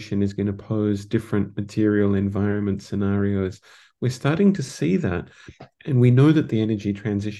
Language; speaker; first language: English; native; English